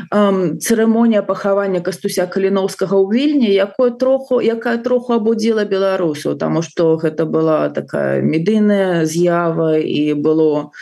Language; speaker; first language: Belarusian; non-native, local second language; Russian